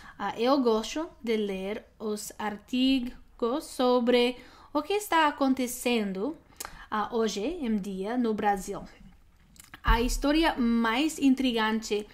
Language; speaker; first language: Portuguese; non-native, learner; English